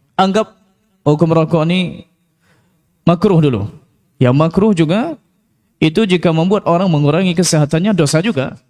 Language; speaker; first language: Malay; non-native, local second language; Minangkabau